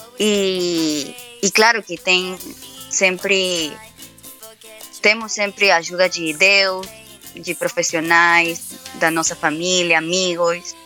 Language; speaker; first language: Portuguese; non-native, fluent; Spanish